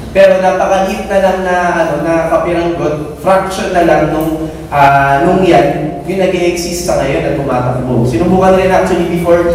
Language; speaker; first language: Filipino; non-native, local second language; Bikol